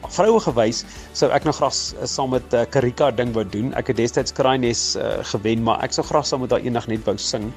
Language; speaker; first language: Afrikaans; native; Afrikaans